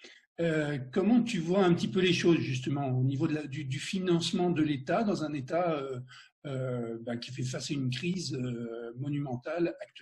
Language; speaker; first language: French; native; French